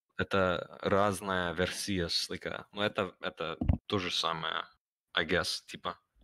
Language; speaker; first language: Russian; non-native, learner; English